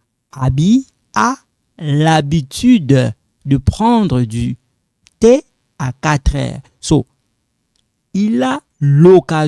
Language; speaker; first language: French; non-native, local second language; Lingala